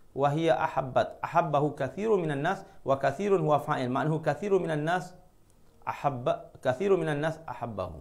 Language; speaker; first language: Arabic; non-native, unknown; Malay